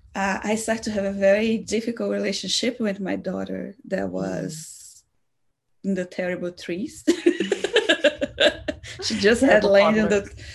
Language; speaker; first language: English; non-native, fluent; Portuguese